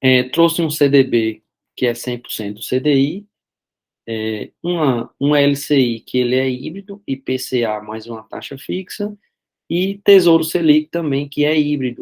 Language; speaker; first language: Portuguese; native; Portuguese